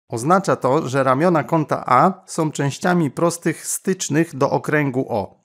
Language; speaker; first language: Polish; native; Polish